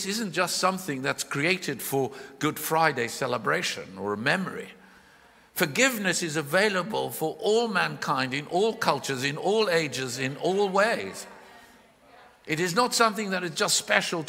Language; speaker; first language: English; native; English